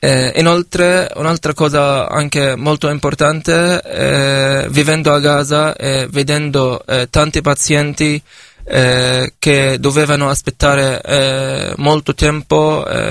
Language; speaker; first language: Italian; non-native, fluent; Arabic